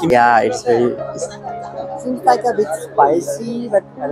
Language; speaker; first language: English; non-native, fluent; Bangla